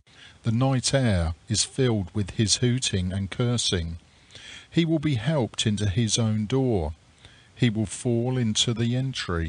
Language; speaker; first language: English; native; English